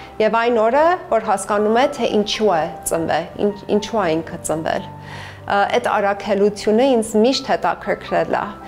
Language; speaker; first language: Armenian; early bilingual, heritage; Armenian